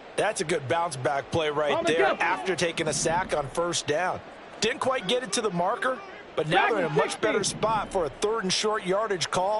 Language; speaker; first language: English; native; English